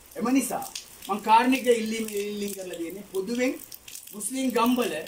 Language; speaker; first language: Sinhala; non-native, local second language; Tamil